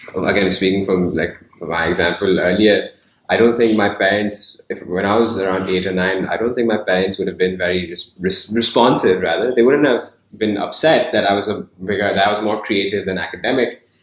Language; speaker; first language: English; non-native, local second language; Urdu